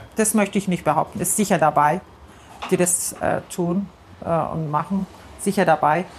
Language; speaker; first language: German; non-native, fluent; Turkish